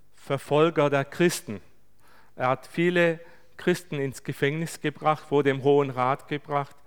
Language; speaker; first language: German; non-native, fluent; Turkish